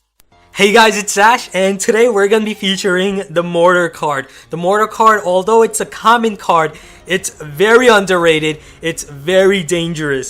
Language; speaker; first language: English; native; English